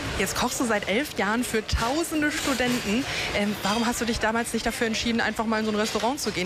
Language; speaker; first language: German; native; German